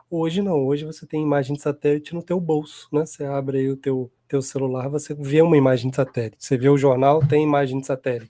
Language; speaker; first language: Portuguese; native; Portuguese